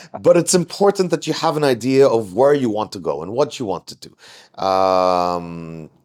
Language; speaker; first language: English; non-native, fluent; Arabic